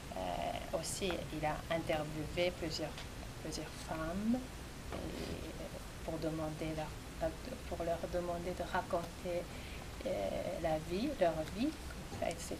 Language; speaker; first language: French; non-native, fluent; Japanese